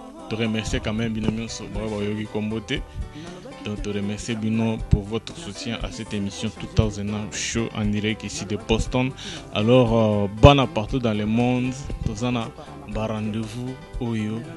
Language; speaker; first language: French; non-native, local second language; Lingala